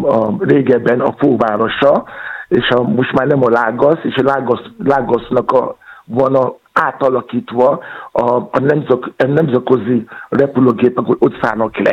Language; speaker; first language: Hungarian; non-native, fluent; Yoruba